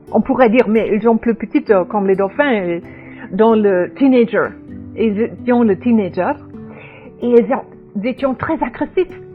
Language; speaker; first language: French; non-native, learner; German